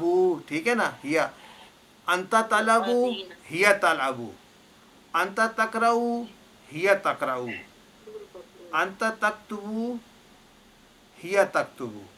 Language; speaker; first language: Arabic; non-native, fluent; Urdu